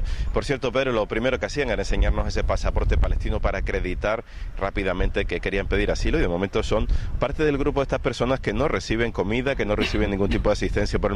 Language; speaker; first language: Spanish; native; Spanish